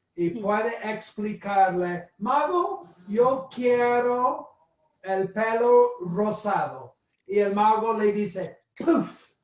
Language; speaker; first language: Spanish; non-native, fluent; English